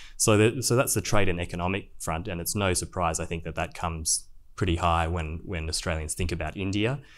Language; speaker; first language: English; native; English